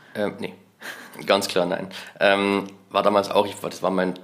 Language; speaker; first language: German; native; German